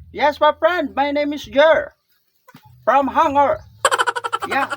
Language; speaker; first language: English; non-native, learner; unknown